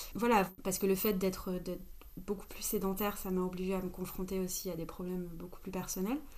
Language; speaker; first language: French; native; French